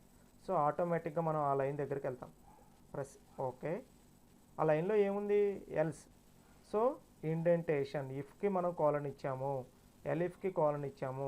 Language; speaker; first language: Telugu; native; Telugu